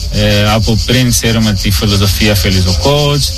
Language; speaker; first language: Greek; non-native, learner; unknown